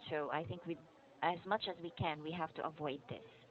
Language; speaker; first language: English; non-native, fluent; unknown